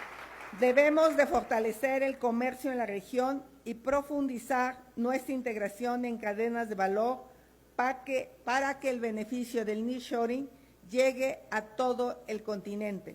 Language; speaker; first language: Spanish; native; Spanish